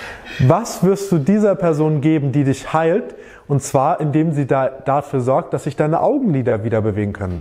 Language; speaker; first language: German; native; German